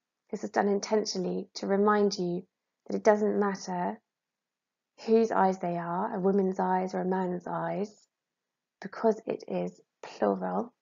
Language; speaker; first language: English; native; English